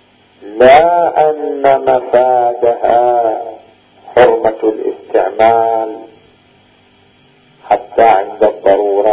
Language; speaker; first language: Arabic; native; Arabic